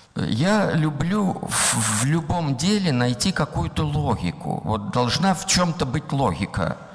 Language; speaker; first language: Russian; native; Russian